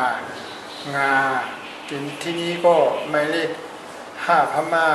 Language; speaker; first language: Thai; non-native, fluent; Burmese